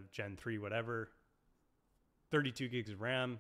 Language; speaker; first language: English; native; English